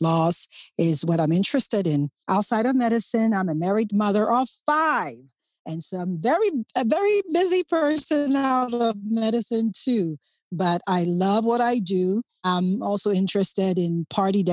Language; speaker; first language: English; non-native, local second language; Akan